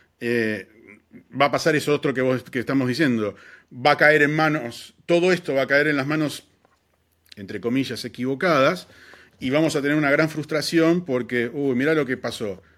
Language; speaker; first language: Spanish; native; Spanish